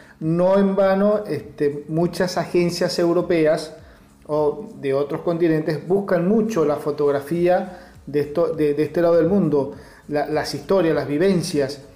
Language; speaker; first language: Spanish; native; Spanish